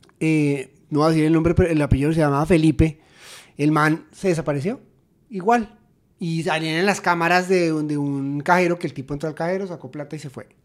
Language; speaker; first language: Spanish; native; Spanish